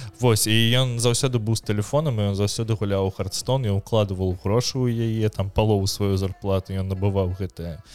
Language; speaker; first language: Belarusian; non-native, local second language; Russian